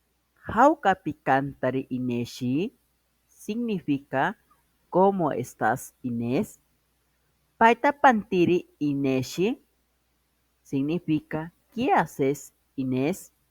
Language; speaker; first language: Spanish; non-native, local second language; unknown